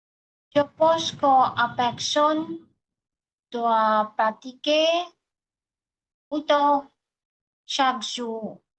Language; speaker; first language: French; non-native, learner; Bangla